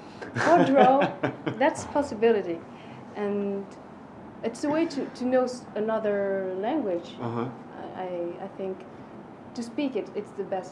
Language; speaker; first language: English; non-native, fluent; French